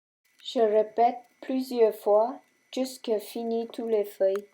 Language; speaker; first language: French; non-native, fluent; Vietnamese